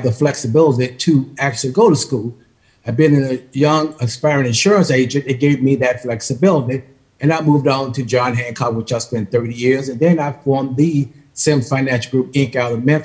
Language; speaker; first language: English; native; English